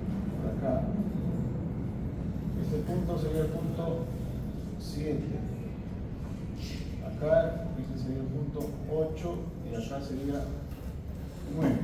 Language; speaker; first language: Spanish; native; Spanish